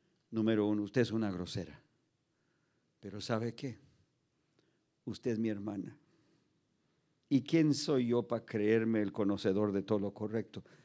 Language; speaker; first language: Spanish; early bilingual, heritage; Spanish